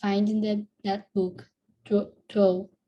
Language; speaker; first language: English; non-native, learner; Portuguese